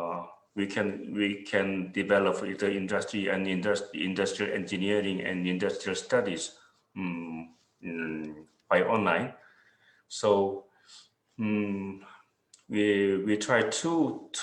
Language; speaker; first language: English; non-native, fluent; Korean